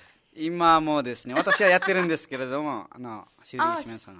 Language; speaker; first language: Japanese; non-native, fluent; Nepali